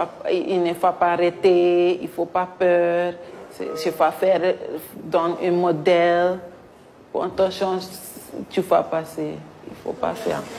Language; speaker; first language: French; non-native, learner; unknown